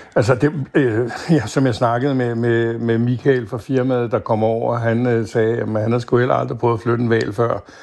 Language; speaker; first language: Danish; native; Danish